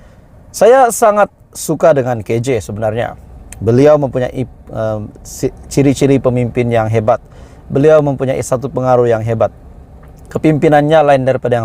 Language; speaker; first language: Malay; native; Malay